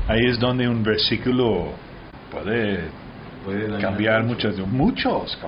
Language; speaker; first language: Spanish; early bilingual, heritage; Spanish